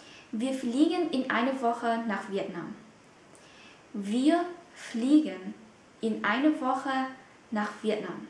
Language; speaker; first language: German; non-native, fluent; Vietnamese